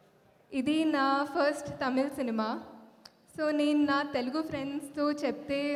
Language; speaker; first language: Telugu; non-native, fluent; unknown